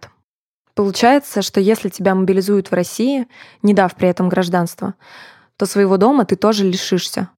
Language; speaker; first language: Russian; native; Russian